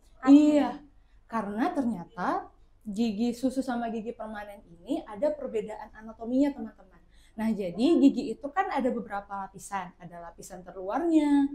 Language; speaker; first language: Indonesian; native; Indonesian